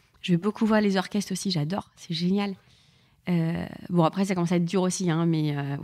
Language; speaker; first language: French; native; French